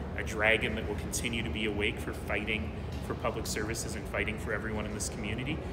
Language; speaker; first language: English; native; English